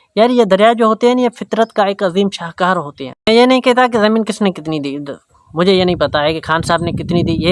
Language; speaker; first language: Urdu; non-native, local second language; Sindhi